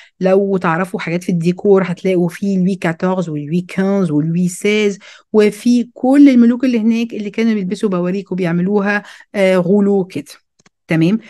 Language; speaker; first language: Arabic; early bilingual, heritage; Arabic